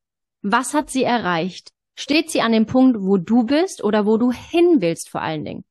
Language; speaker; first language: German; native; German